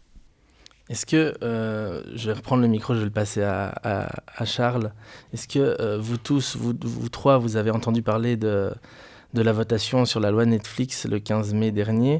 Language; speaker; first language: French; native; French